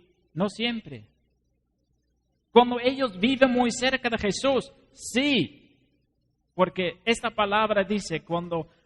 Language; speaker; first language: Spanish; non-native, fluent; Dutch